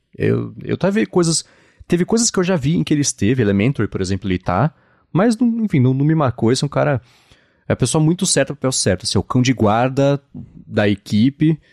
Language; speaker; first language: Portuguese; native; Portuguese